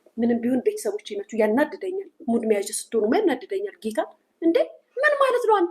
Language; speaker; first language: Amharic; native; Amharic